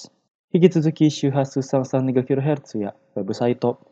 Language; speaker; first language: Japanese; non-native, fluent; Indonesian